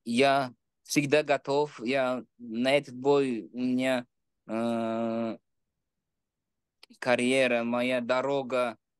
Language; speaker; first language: Russian; non-native, local second language; Uzbek